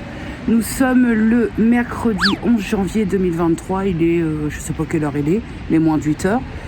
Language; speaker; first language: French; native; French